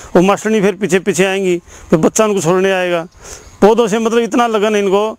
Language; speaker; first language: Hindi; native; Hindi